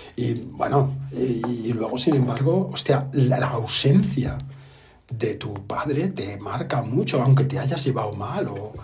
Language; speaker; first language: Spanish; native; Spanish